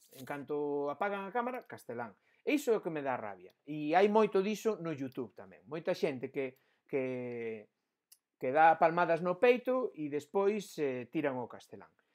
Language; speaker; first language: Galician; non-native, local second language; Spanish